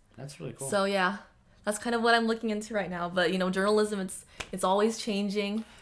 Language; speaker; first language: English; early bilingual, other home language; Japanese